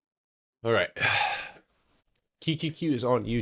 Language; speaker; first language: English; native; English